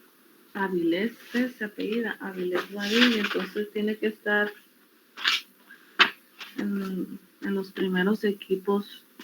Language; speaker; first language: Spanish; native; Spanish